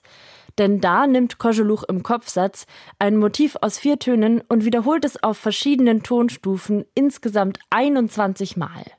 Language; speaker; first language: German; native; German